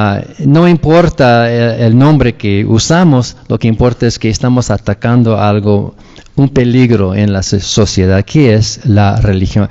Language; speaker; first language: Spanish; non-native, fluent; English